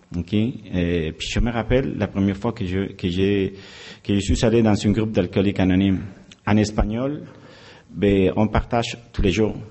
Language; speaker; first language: French; non-native, fluent; Spanish